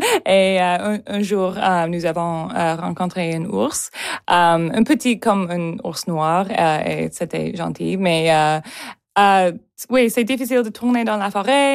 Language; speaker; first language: French; non-native, local second language; English